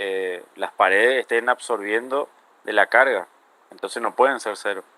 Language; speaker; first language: Spanish; native; Spanish